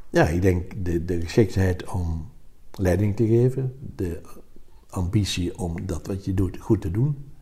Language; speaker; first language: Dutch; native; Dutch